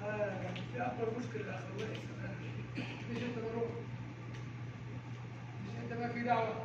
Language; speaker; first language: Arabic; non-native, learner; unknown